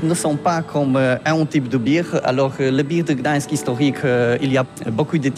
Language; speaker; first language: French; non-native, learner; Polish